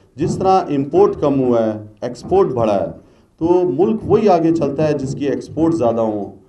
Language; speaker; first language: Urdu; non-native, local second language; Pashto